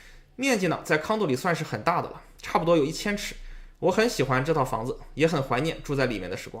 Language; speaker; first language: Chinese; native; Chinese